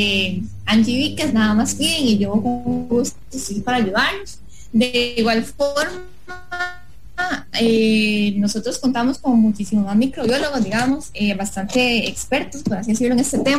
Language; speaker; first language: Spanish; native; Spanish